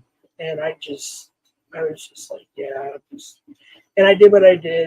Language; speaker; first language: English; native; English